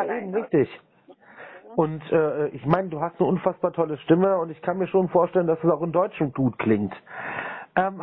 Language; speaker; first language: German; native; German